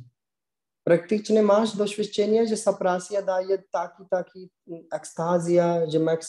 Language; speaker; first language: Polish; non-native, learner; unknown